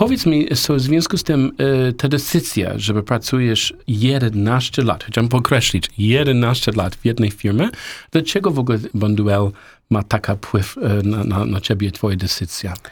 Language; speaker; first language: Polish; non-native, learner; English